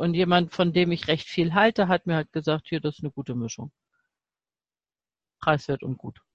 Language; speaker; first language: German; native; German